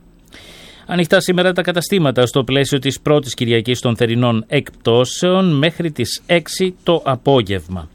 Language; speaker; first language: Greek; native; Greek